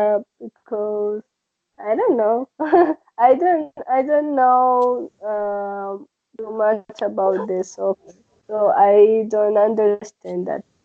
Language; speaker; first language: English; non-native, learner; Spanish